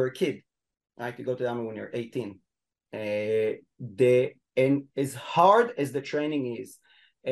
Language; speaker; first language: English; non-native, fluent; Hebrew